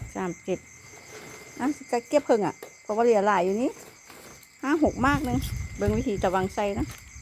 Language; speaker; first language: Thai; native; Thai